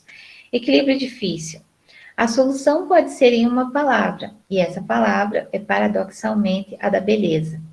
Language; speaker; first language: Portuguese; native; Portuguese